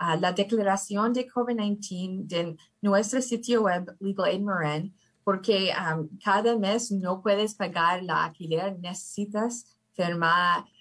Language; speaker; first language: Spanish; early bilingual, heritage; English